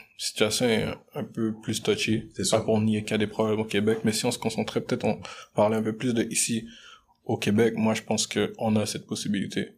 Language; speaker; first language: French; early bilingual, other home language; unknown